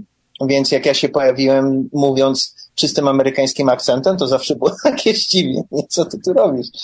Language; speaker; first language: Polish; early bilingual, heritage; English